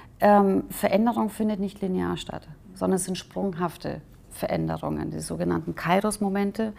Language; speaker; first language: German; native; German